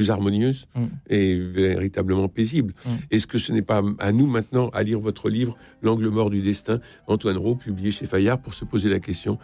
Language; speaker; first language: French; native; French